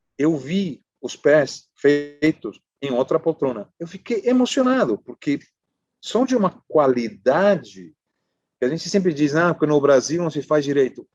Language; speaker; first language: Portuguese; non-native, fluent; Spanish